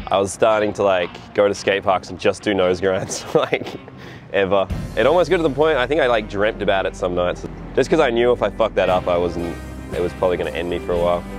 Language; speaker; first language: English; native; English